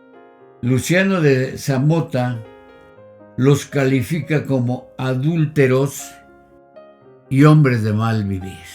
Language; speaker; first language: Spanish; native; Spanish